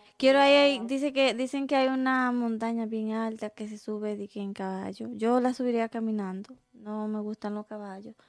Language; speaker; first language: Spanish; native; Spanish